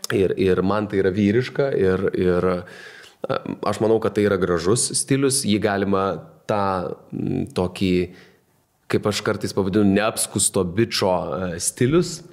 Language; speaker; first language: Lithuanian; native; Lithuanian